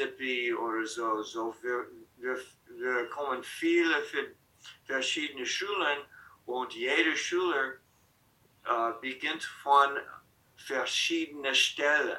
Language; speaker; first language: German; non-native, fluent; English